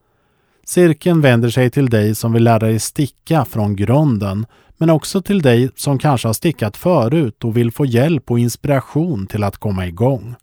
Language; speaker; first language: Swedish; native; Swedish